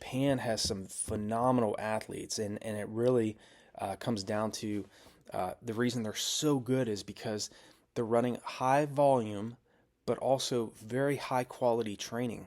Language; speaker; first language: English; native; English